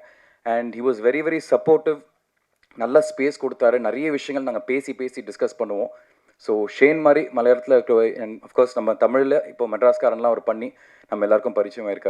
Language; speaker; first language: Tamil; native; Tamil